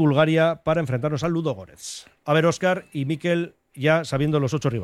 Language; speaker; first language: Spanish; native; Spanish